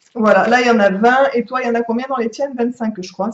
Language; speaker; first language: French; native; French